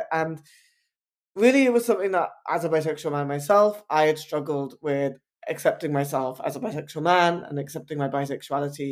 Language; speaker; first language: English; native; English